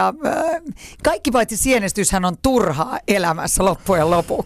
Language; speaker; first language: Finnish; native; Finnish